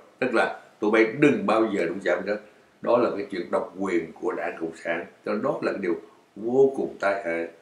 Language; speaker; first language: Vietnamese; native; Vietnamese